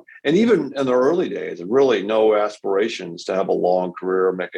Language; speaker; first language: English; native; English